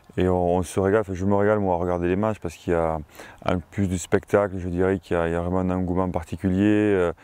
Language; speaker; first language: French; native; French